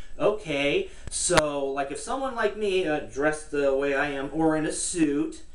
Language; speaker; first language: English; native; English